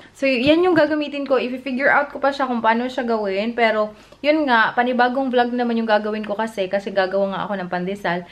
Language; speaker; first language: Filipino; native; Filipino